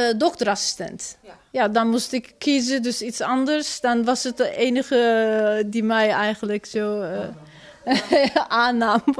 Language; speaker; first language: Dutch; non-native, learner; Turkish